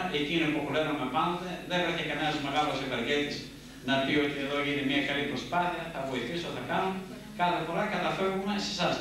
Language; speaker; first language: Greek; native; Greek